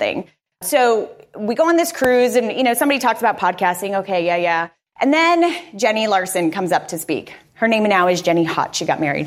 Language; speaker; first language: English; native; English